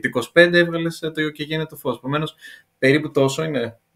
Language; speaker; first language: Greek; native; Greek